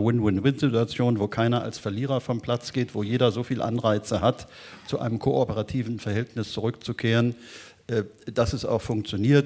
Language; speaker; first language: German; native; German